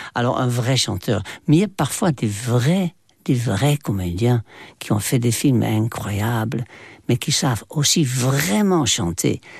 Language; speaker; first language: French; non-native, fluent; Dutch